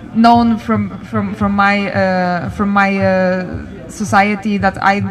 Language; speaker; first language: English; non-native, learner; Polish